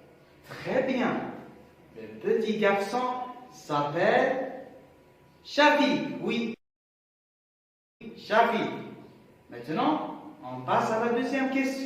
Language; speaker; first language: French; non-native, local second language; Arabic